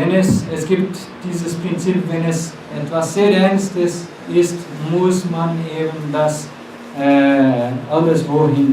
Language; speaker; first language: German; non-native, fluent; Portuguese